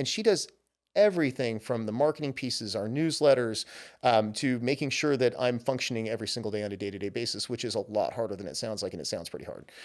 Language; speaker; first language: English; native; English